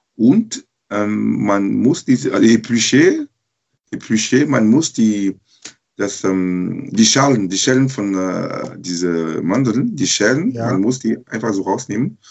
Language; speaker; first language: German; non-native, learner; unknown